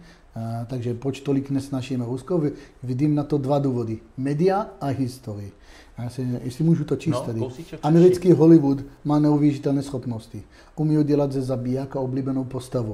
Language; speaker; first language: Czech; non-native, fluent; Hebrew